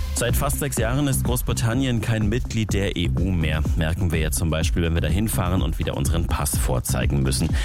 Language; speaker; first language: German; native; German